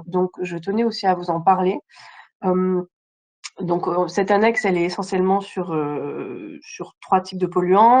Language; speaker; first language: French; native; French